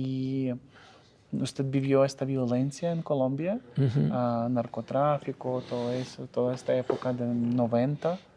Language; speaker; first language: Spanish; non-native, fluent; Ukrainian